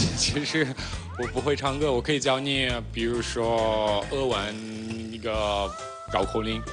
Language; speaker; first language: Chinese; non-native, fluent; Russian